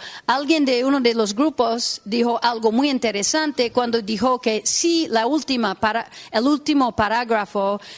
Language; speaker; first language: Spanish; non-native, fluent; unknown